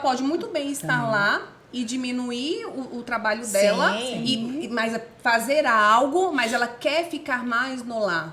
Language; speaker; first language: Portuguese; native; Portuguese